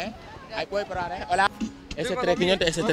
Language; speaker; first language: Spanish; non-native, learner; Wolof